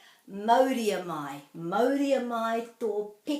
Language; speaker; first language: Māori; non-native, fluent; English